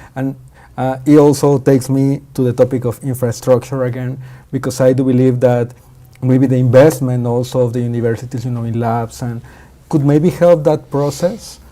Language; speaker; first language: English; non-native, fluent; Spanish